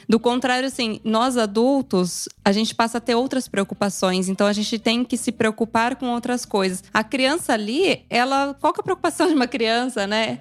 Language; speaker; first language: Portuguese; native; Portuguese